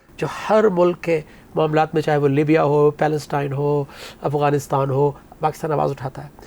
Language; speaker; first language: Urdu; native; Urdu